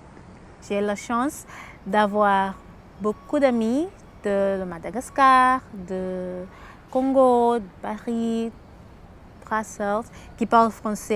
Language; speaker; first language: French; non-native, fluent; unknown